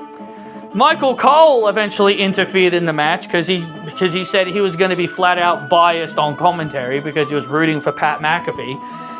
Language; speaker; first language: English; native; English